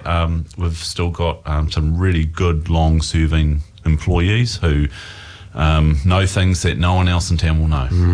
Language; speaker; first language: English; native; English